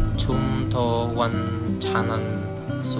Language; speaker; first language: Korean; non-native, fluent; Indonesian